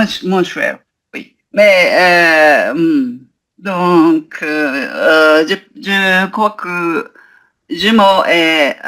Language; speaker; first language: French; non-native, learner; Japanese